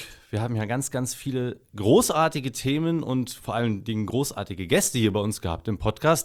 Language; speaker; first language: German; native; German